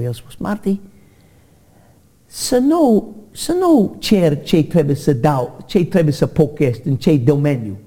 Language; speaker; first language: Romanian; non-native, learner; English